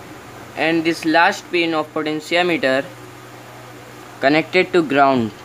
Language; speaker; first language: English; non-native, learner; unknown